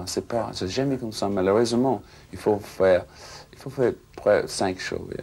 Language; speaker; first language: French; non-native, fluent; English